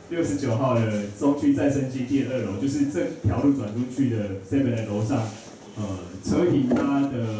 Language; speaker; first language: Chinese; native; Chinese